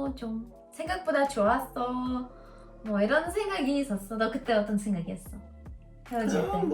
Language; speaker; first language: Korean; non-native, learner; Russian